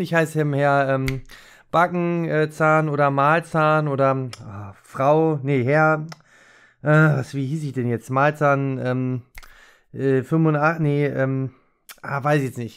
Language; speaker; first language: German; native; German